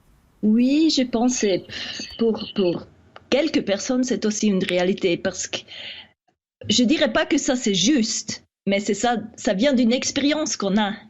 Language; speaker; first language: French; non-native, fluent; Swiss German